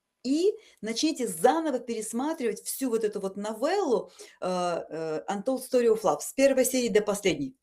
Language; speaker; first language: Russian; native; Russian